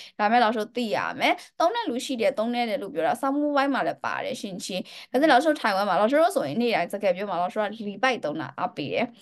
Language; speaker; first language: Chinese; native; Chinese